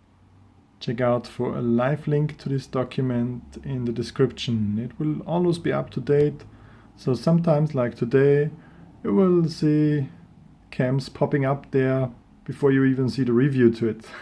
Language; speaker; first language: English; non-native, fluent; German